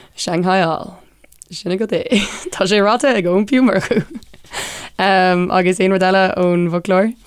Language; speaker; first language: Irish; non-native, local second language; English